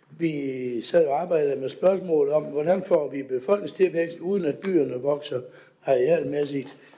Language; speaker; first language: Danish; native; Danish